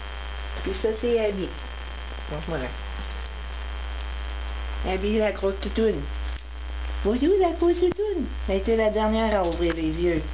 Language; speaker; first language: French; native; French